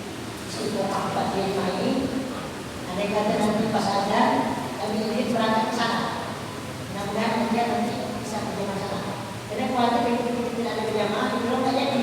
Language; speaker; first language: Indonesian; native; Indonesian